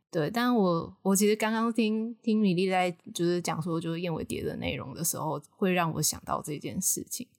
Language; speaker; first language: Chinese; native; Chinese